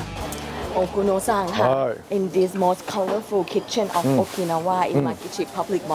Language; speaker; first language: English; non-native, fluent; Thai